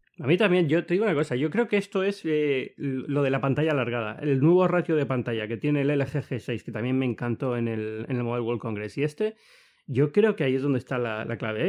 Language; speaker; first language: Spanish; native; Spanish